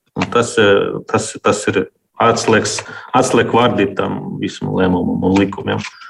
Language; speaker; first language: Latvian; non-native, local second language; Russian